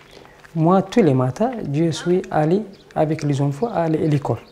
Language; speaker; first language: French; non-native, learner; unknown